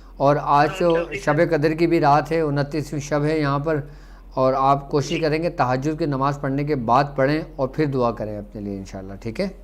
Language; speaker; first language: Urdu; native; Urdu